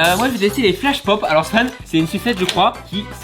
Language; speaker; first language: French; native; French